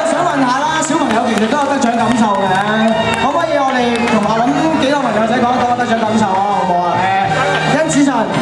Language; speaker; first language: Cantonese; native; Cantonese